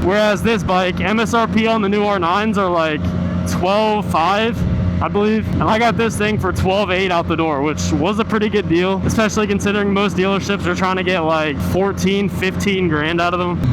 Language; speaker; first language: English; native; English